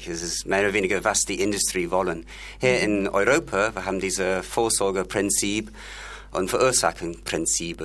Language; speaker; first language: German; non-native, learner; English